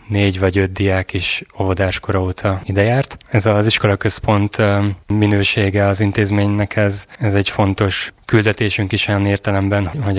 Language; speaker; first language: Hungarian; native; Hungarian